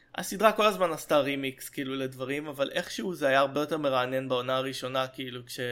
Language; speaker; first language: Hebrew; native; Hebrew